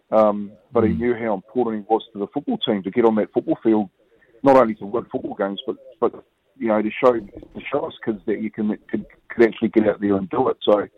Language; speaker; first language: English; native; English